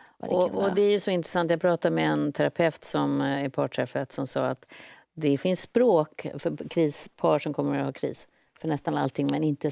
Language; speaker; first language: Swedish; native; Swedish